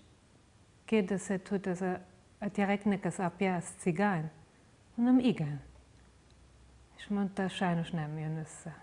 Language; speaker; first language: Hungarian; non-native, fluent; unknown